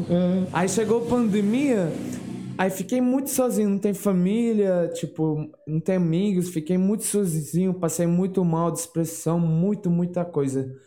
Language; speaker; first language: Portuguese; non-native, learner; Arabic